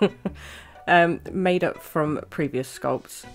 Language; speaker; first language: English; native; English